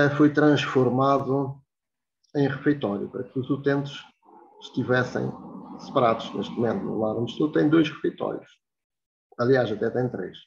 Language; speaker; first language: Portuguese; native; Portuguese